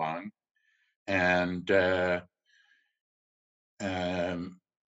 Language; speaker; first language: English; native; English